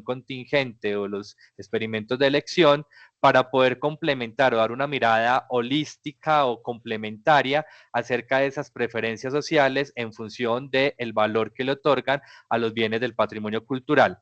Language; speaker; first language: Spanish; native; Spanish